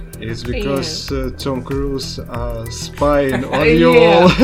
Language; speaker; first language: English; non-native, learner; Russian